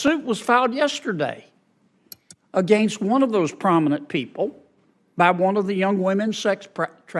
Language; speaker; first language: English; native; English